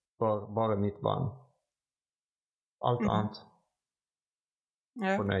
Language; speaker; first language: Norwegian; non-native, fluent; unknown